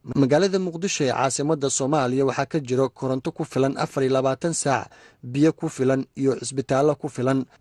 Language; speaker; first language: Somali; native; Somali